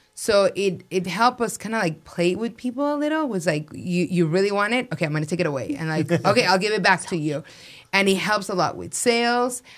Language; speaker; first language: English; non-native, fluent; Spanish